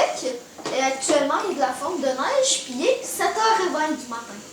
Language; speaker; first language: French; native; French